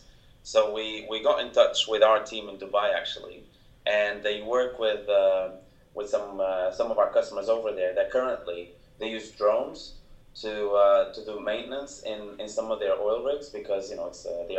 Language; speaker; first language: English; non-native, fluent; Portuguese